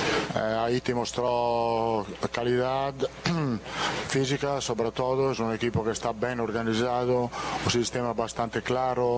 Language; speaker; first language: Portuguese; non-native, fluent; Italian